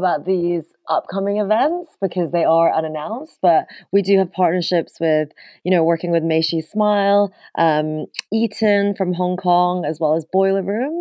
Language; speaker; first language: English; non-native, local second language; Cantonese